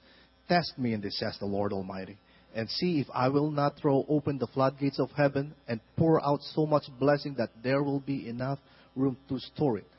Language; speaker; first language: English; non-native, local second language; Filipino